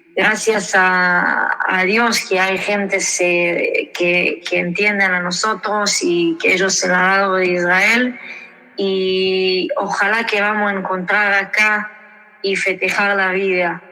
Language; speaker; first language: Spanish; early bilingual, heritage; Spanish